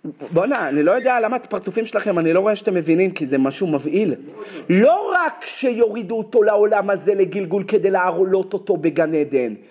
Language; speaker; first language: Hebrew; native; Hebrew